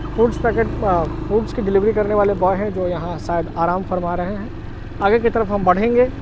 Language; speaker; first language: Hindi; native; Hindi